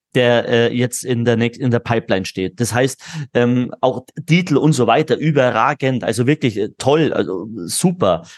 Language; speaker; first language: German; native; German